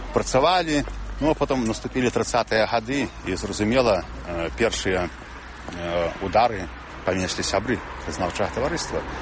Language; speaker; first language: Belarusian; native; Belarusian